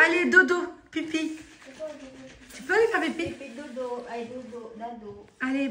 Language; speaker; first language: French; native; French